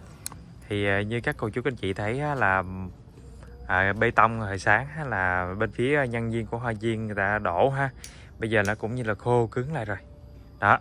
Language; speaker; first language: Vietnamese; native; Vietnamese